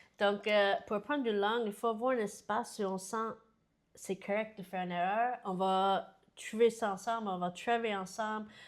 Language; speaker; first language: French; non-native, fluent; English